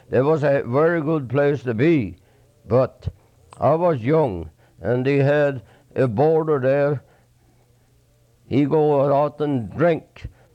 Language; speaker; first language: English; non-native, fluent; Swedish